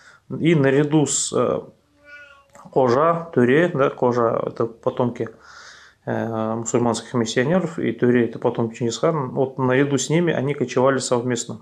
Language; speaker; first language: Russian; native; Russian